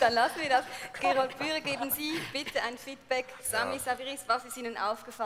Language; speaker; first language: German; native; German